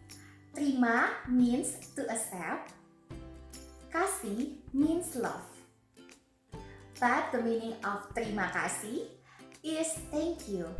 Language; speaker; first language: English; non-native, fluent; Indonesian